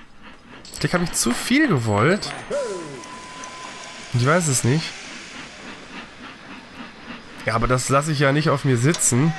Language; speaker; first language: German; native; German